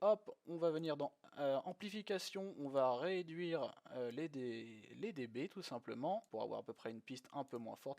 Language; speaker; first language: French; native; French